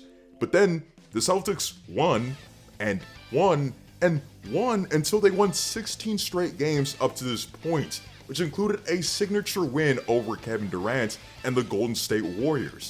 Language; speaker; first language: English; native; English